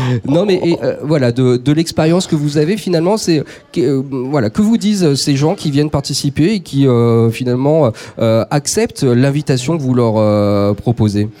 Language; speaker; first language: French; native; French